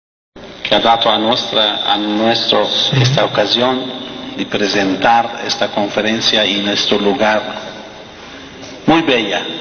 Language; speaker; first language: Spanish; non-native, fluent; Persian